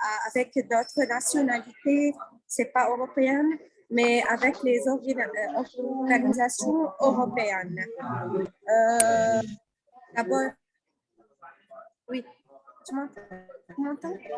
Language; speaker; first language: French; non-native, learner; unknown